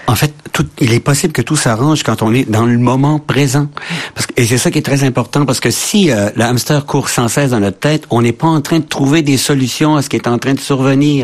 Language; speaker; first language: French; native; French